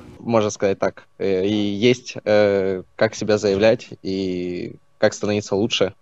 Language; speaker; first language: Russian; native; Russian